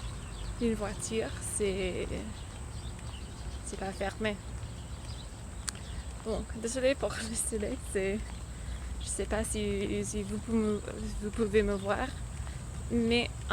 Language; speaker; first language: French; non-native, learner; English